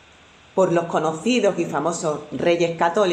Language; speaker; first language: Spanish; native; Spanish